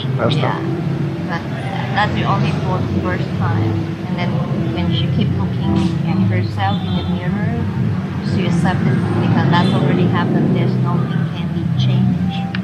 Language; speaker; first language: English; non-native, fluent; Vietnamese